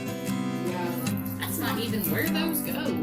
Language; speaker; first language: English; native; English